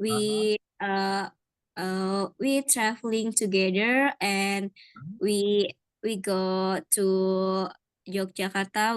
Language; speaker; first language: English; non-native, learner; Indonesian